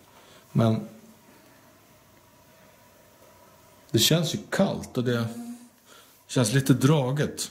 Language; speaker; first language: Swedish; native; Swedish